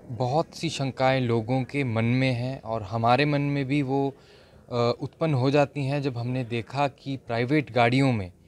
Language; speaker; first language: Hindi; native; Hindi